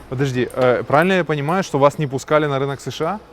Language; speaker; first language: Russian; native; Russian